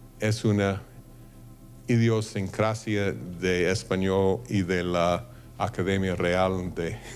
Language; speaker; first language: Spanish; non-native, fluent; English